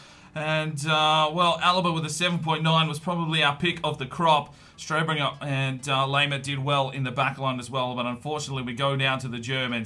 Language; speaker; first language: English; native; English